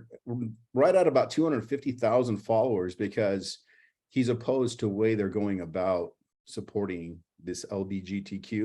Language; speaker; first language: English; native; English